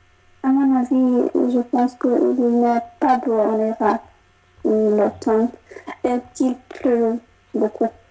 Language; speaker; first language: French; non-native, learner; Arabic